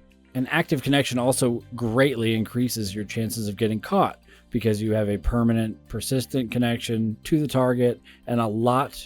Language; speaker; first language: English; native; English